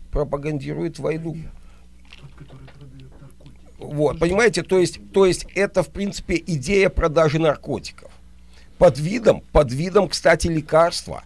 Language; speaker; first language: Russian; native; Russian